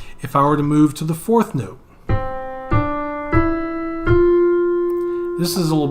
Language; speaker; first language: English; native; English